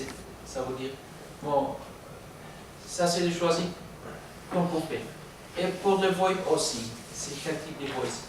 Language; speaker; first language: French; non-native, learner; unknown